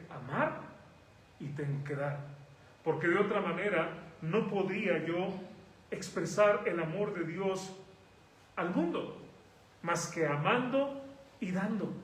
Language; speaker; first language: Spanish; native; Spanish